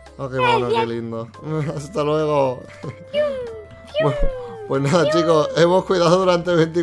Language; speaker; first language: Spanish; native; Spanish